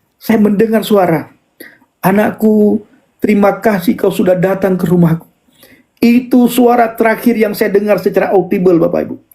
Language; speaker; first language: Indonesian; non-native, local second language; Achinese